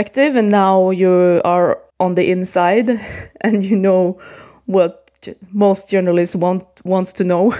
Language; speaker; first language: English; non-native, fluent; Swedish